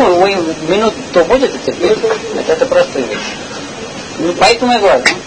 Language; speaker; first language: Russian; non-native, learner; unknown